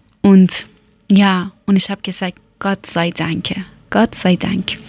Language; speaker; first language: German; non-native, learner; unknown